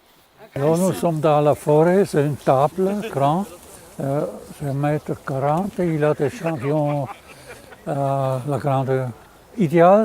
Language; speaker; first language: French; non-native, fluent; German